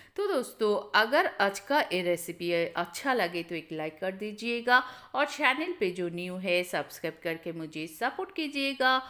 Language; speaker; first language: Hindi; non-native, local second language; Bangla